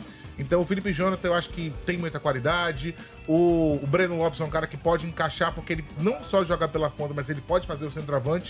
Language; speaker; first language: Portuguese; native; Portuguese